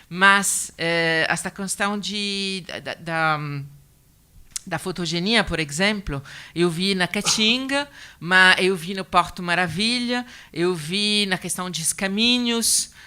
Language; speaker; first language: Portuguese; non-native, learner; Italian